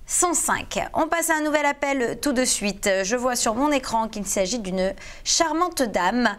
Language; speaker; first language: French; native; French